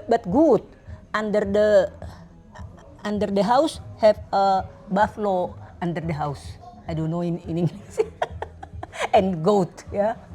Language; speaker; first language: English; non-native, learner; Batak Toba